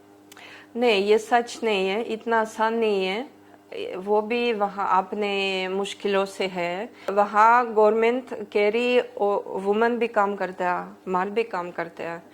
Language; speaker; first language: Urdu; early bilingual, heritage; Greek